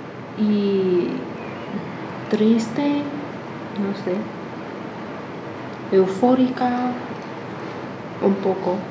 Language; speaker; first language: Spanish; non-native, fluent; Chinese